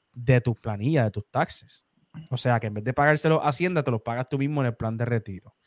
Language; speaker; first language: Spanish; native; Spanish